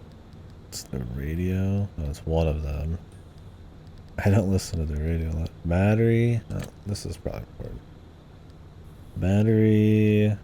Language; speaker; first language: English; native; English